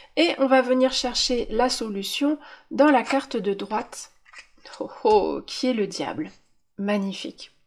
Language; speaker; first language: French; native; French